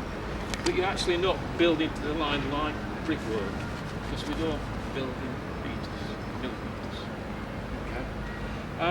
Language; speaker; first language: English; native; English